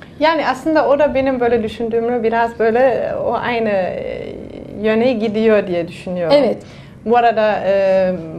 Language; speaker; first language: Turkish; non-native, fluent; German